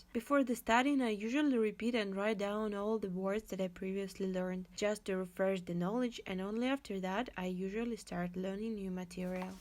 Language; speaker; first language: English; non-native, fluent; Russian